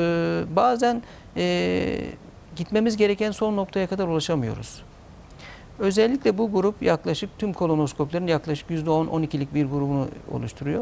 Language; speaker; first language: Turkish; native; Turkish